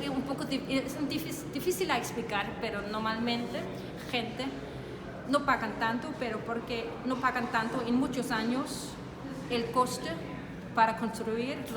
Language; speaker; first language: Spanish; non-native, learner; Danish